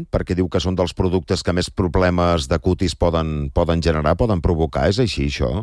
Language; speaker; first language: Catalan; native; Catalan